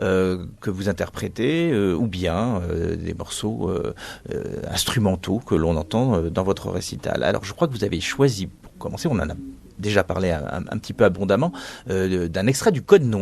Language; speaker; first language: French; native; French